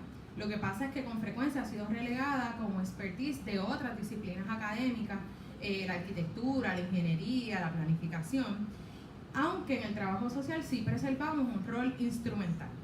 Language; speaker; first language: Spanish; native; Spanish